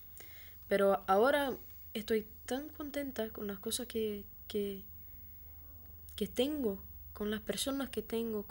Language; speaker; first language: Spanish; non-native, fluent; Portuguese